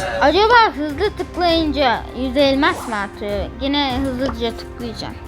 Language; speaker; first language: Turkish; native; Turkish